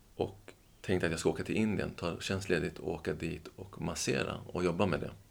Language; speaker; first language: Swedish; native; Swedish